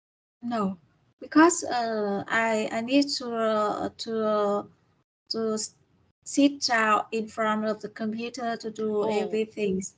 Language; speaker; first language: English; non-native, learner; Vietnamese